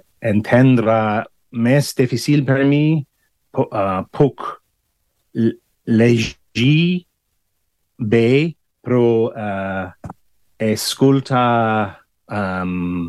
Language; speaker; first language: Catalan; non-native, learner; English